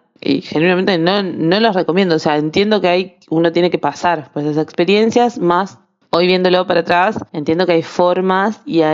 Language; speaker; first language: Spanish; native; Spanish